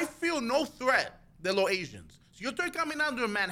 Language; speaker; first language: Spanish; early bilingual, other home language; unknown